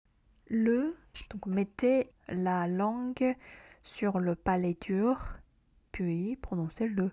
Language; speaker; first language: French; non-native, fluent; Korean